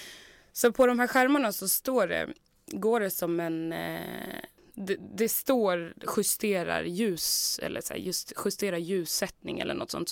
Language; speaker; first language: Swedish; native; Swedish